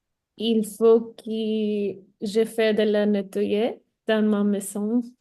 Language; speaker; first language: French; non-native, learner; Spanish